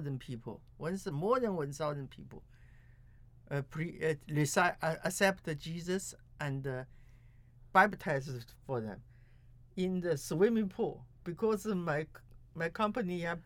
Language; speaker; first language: English; non-native, learner; Chinese